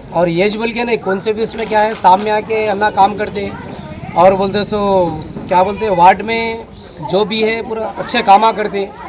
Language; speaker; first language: Hindi; non-native, local second language; Urdu